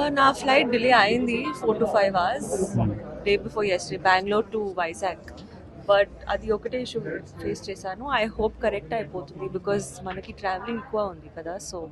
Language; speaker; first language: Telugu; non-native, learner; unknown